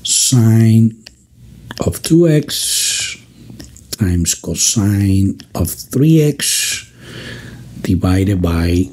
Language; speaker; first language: English; non-native, fluent; Spanish